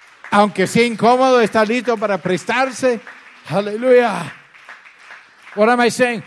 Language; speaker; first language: Spanish; non-native, fluent; English